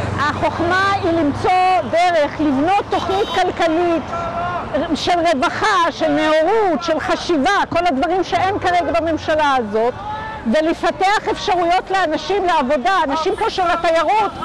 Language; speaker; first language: Hebrew; native; Hebrew